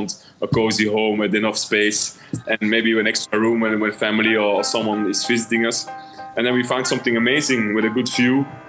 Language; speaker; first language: English; non-native, fluent; Dutch